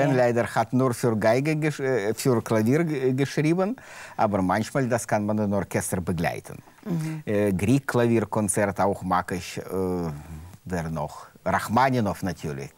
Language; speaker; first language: German; non-native, learner; Russian